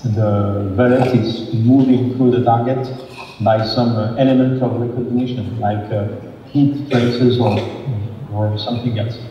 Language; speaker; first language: English; non-native, fluent; French